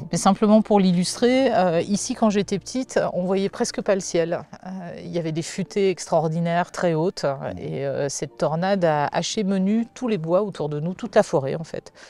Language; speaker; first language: French; native; French